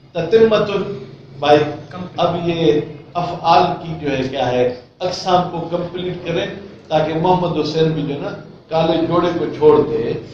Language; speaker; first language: Urdu; non-native, local second language; Sindhi